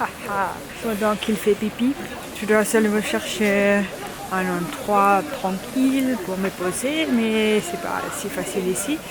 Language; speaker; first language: French; non-native, learner; German